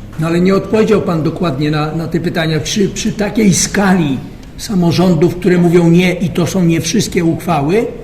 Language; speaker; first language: Polish; native; Polish